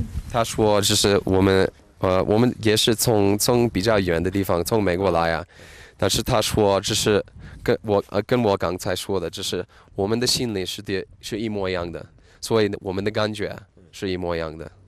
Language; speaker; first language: Chinese; non-native, fluent; English